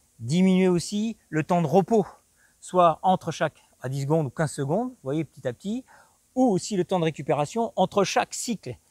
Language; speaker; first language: French; native; French